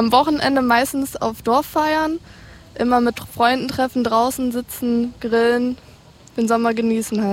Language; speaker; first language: German; native; German